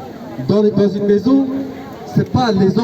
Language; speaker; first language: French; non-native, fluent; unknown